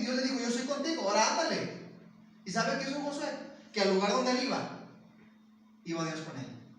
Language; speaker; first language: Spanish; native; Spanish